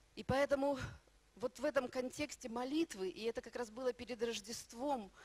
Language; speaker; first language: Russian; native; Russian